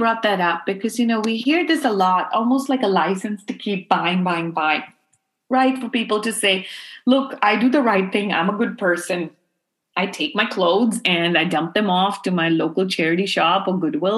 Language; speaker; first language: English; non-native, local second language; Urdu